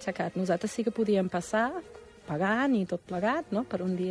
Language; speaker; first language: Catalan; non-native, fluent; German